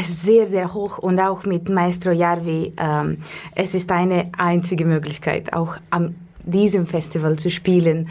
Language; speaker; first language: German; non-native, fluent; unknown